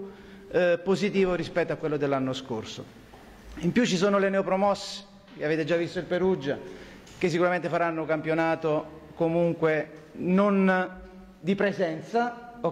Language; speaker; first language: Italian; native; Italian